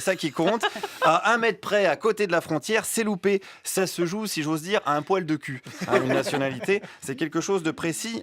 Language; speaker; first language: French; native; French